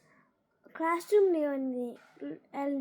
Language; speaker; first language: Telugu; early bilingual, heritage; Telugu